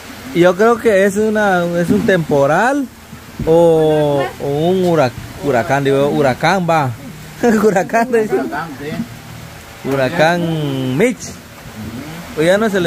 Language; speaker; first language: Spanish; native; Spanish